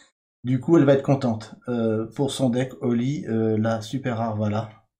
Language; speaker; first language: French; native; French